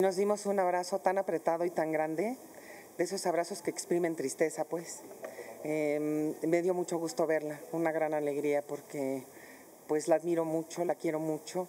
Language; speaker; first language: Spanish; native; Spanish